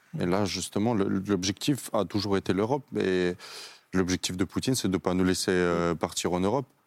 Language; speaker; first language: French; non-native, fluent; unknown